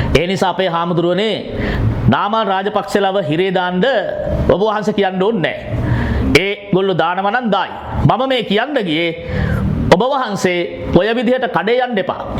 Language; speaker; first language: Sinhala; native; Sinhala